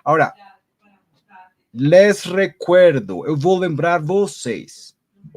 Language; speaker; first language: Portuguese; non-native, learner; Spanish